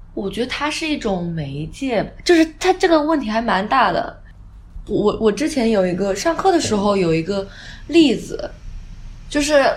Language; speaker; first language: Chinese; non-native, local second language; Wu Chinese